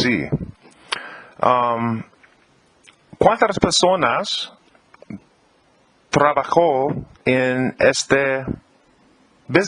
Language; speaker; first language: Spanish; non-native, learner; English